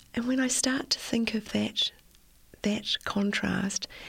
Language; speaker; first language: English; native; English